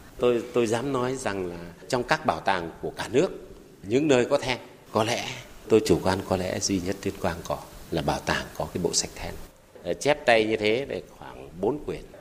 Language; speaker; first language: Vietnamese; non-native, local second language; Tày